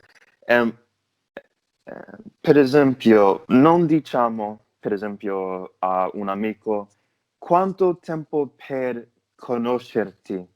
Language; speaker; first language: Italian; non-native, learner; English